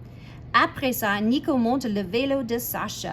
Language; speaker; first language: French; non-native, fluent; English